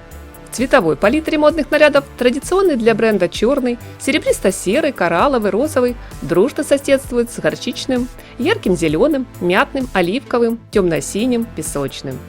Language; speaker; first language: Russian; native; Russian